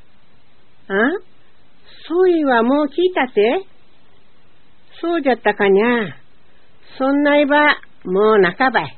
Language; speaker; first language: Japanese; native; Japanese